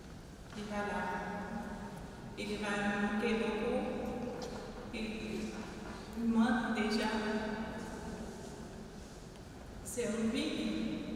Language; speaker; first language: French; non-native, fluent; Portuguese